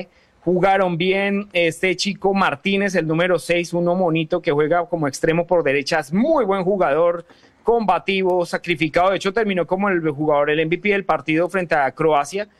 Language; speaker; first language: Spanish; native; Spanish